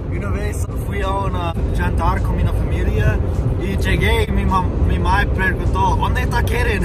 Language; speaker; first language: Portuguese; non-native, learner; English